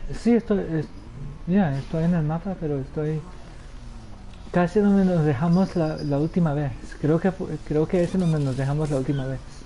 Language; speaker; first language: Spanish; native; Spanish